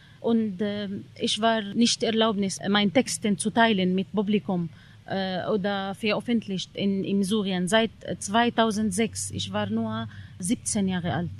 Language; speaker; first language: German; non-native, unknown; Arabic